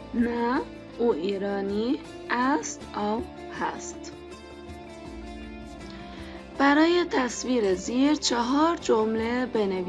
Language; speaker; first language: Persian; non-native, fluent; Arabic